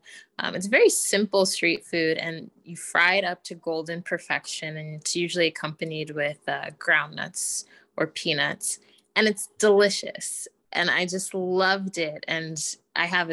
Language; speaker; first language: English; native; English